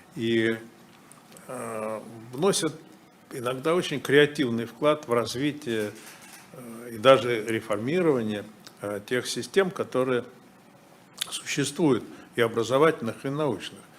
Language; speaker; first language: Russian; native; Russian